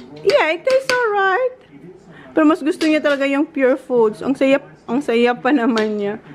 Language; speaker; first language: Filipino; non-native, local second language; Bikol